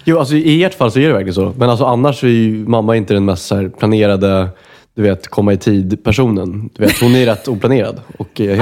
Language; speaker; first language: Swedish; native; Swedish